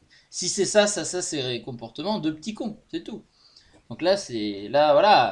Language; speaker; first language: French; native; French